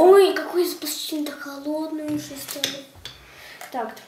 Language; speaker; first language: Russian; native; Russian